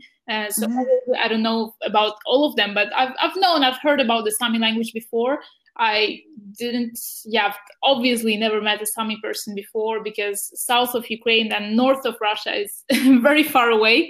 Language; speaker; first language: English; non-native, fluent; Ukrainian